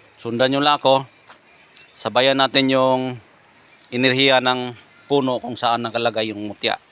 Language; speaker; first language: Filipino; non-native, local second language; Cebuano